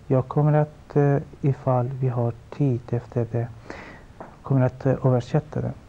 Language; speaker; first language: Swedish; non-native, fluent; Persian